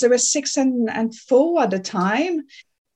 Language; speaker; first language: English; non-native, fluent; French